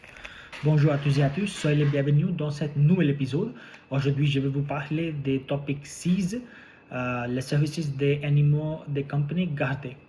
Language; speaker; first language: French; non-native, learner; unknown